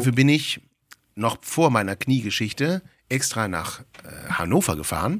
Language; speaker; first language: German; native; German